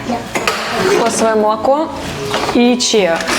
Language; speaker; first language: Russian; native; Russian